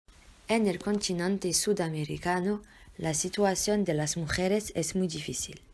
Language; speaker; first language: Spanish; non-native, learner; French